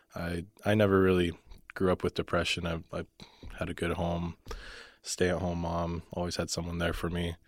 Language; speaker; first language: English; native; English